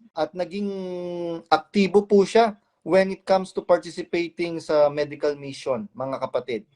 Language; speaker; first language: Filipino; native; Filipino